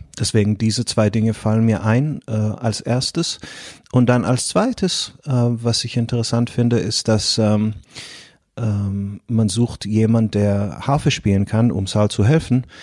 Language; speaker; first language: German; non-native, fluent; Hebrew